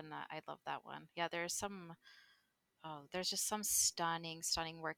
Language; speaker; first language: English; native; English